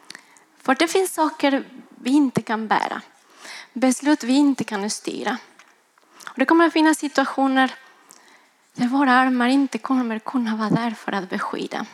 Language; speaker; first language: Swedish; non-native, fluent; Spanish